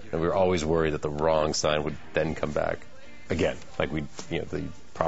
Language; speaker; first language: English; native; English